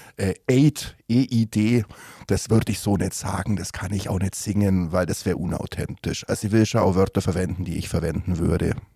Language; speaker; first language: German; native; German